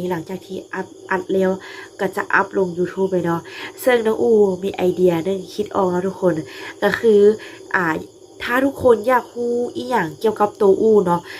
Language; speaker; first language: Thai; non-native, local second language; Northeastern Thai